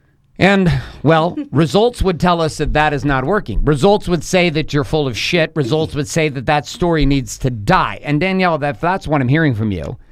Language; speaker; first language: English; native; English